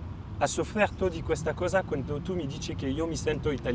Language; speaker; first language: Italian; non-native, fluent; French